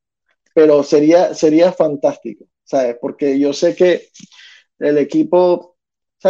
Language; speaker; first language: Spanish; early bilingual, heritage; Spanish